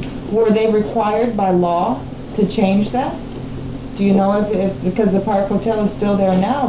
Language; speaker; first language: English; native; English